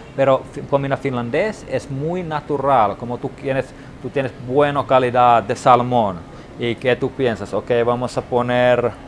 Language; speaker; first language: Spanish; non-native, learner; Finnish